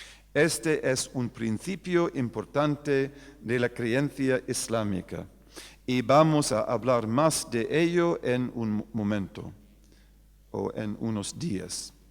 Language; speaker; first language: Spanish; non-native, fluent; English